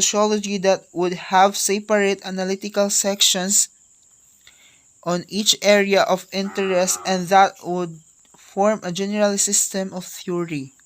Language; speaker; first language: English; non-native, local second language; Filipino